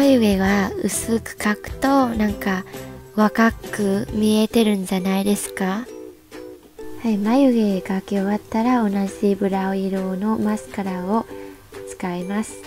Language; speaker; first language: Japanese; non-native, fluent; Vietnamese